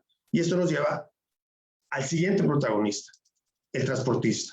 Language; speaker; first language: Spanish; native; Spanish